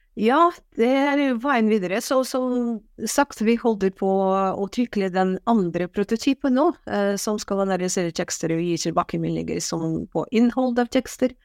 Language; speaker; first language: Norwegian; non-native, fluent; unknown